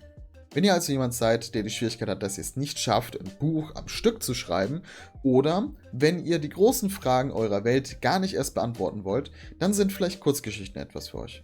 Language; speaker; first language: German; native; German